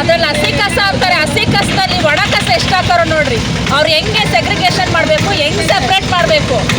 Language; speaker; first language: Kannada; native; Kannada